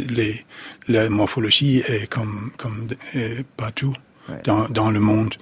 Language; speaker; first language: French; non-native, fluent; Danish